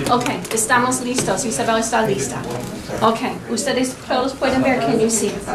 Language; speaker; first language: Spanish; non-native, fluent; English